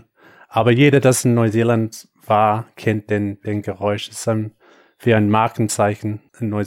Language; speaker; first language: German; non-native, fluent; English